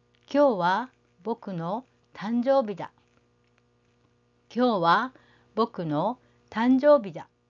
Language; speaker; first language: Japanese; native; Japanese